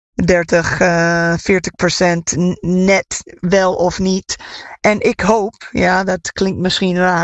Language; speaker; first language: Dutch; non-native, fluent; English